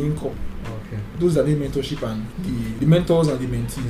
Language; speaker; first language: English; non-native, local second language; Yoruba